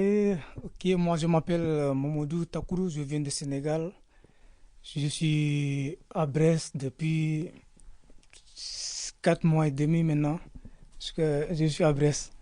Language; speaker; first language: French; non-native, learner; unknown